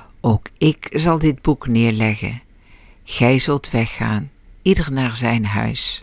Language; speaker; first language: Dutch; native; Dutch